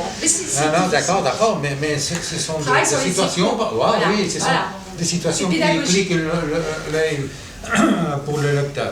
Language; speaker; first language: French; non-native, fluent; Catalan